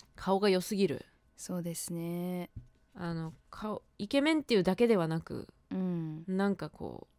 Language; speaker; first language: Japanese; native; Japanese